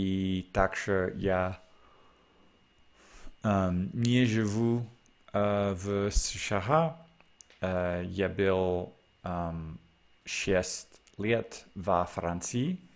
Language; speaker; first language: Russian; non-native, learner; English